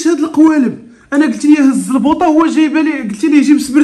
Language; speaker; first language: Arabic; native; Arabic